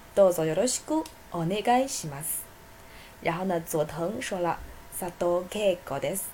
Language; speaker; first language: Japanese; non-native, fluent; Chinese